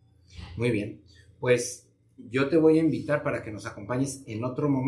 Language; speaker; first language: Spanish; native; Spanish